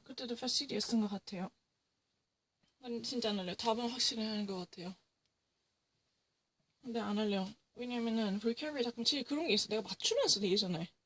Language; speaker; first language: Korean; early bilingual, heritage; English